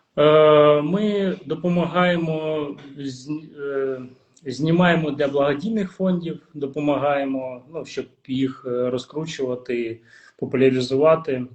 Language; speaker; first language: Ukrainian; non-native, local second language; Russian